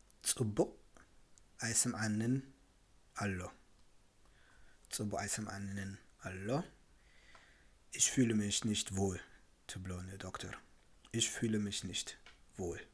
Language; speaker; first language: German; non-native, fluent; Tigrinya